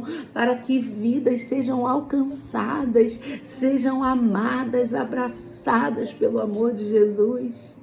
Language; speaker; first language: Portuguese; native; Portuguese